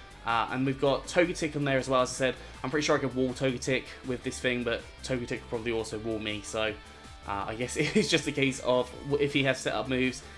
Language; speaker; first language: English; native; English